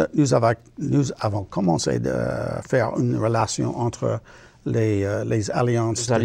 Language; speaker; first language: French; non-native, learner; English